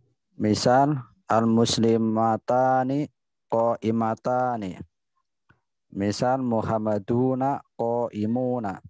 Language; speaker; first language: Arabic; non-native, learner; Indonesian